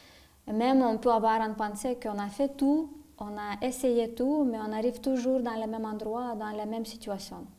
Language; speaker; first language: French; non-native, fluent; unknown